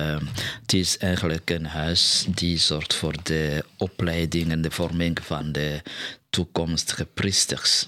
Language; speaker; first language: Dutch; non-native, fluent; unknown